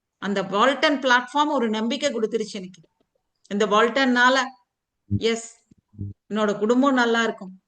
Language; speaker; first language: Tamil; non-native, fluent; Telugu